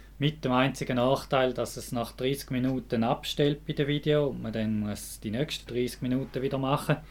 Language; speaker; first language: German; native; German